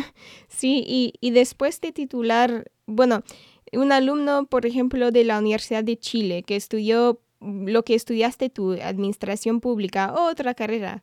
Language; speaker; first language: Spanish; non-native, fluent; English